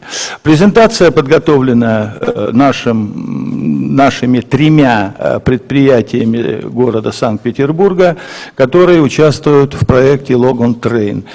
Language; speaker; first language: Russian; native; Russian